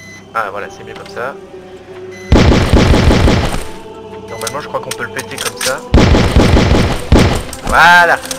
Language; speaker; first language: French; native; French